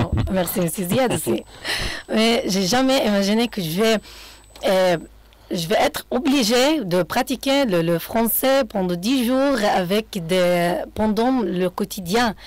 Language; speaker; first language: French; non-native, fluent; Arabic